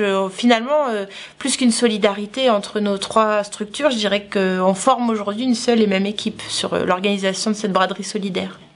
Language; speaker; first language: French; native; French